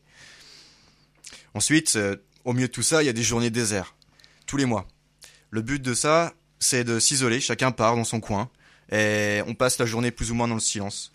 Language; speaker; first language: French; native; French